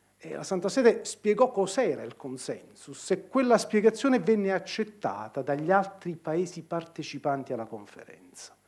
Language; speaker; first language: Italian; native; Italian